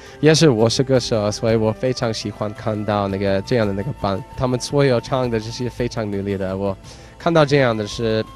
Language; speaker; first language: Chinese; non-native, fluent; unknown